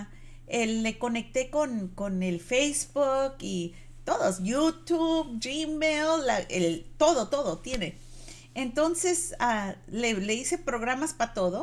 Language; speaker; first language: Spanish; native; Spanish